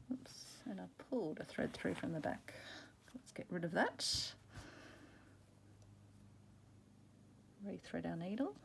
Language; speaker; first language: English; native; English